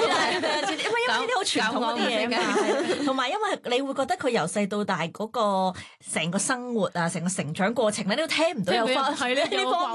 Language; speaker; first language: Cantonese; native; Cantonese